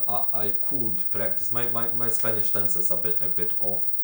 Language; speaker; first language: English; non-native, fluent; Ukrainian